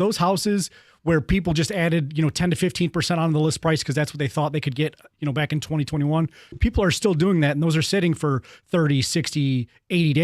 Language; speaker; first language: English; native; English